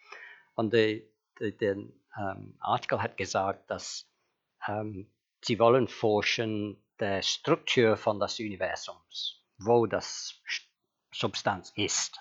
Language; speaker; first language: German; non-native, fluent; English